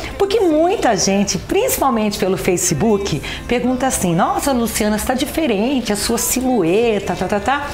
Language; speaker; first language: Portuguese; native; Portuguese